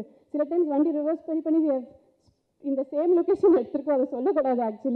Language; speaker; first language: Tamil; non-native, fluent; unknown